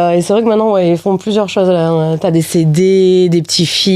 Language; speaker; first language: French; native; French